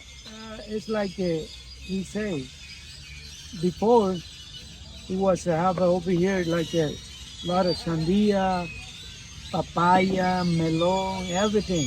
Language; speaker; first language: English; non-native, learner; Spanish